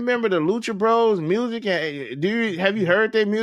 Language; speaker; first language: English; native; English